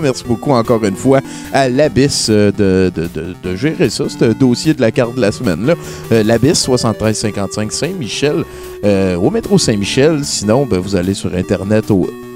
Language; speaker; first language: French; native; French